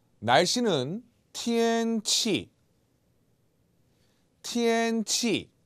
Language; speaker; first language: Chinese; non-native, fluent; Korean